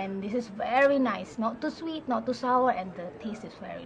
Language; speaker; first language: English; non-native, fluent; Indonesian